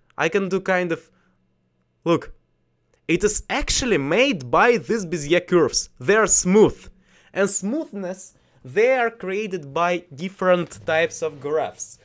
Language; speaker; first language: English; non-native, learner; Russian